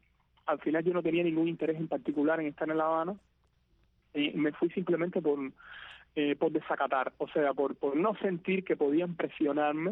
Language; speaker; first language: Spanish; native; Spanish